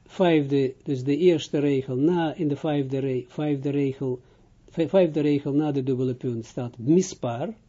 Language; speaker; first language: Dutch; non-native, fluent; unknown